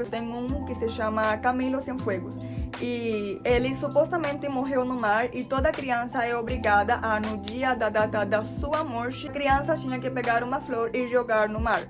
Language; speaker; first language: Portuguese; non-native, fluent; Spanish